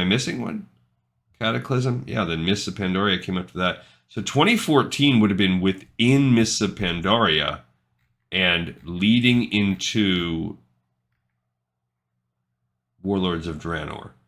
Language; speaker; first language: English; native; English